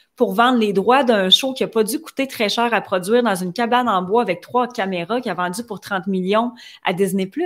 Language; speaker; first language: French; native; French